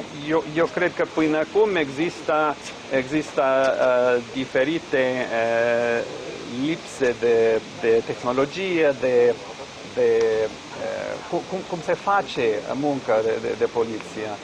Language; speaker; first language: Romanian; non-native, learner; English